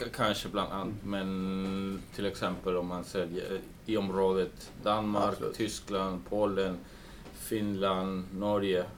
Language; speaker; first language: Swedish; early bilingual, heritage; English